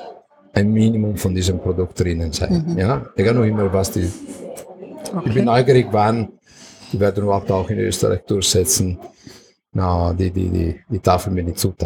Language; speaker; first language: German; non-native, fluent; Italian